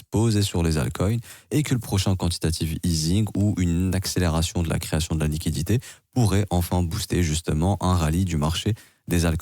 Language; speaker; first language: French; native; French